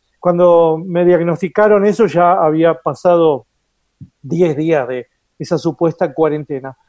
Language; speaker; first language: Spanish; native; Spanish